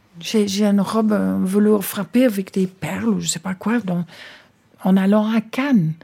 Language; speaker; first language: French; non-native, fluent; English